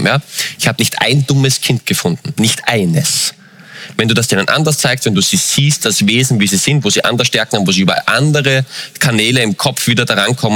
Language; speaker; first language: German; native; German